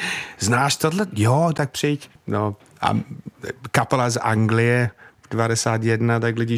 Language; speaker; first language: Czech; non-native, fluent; English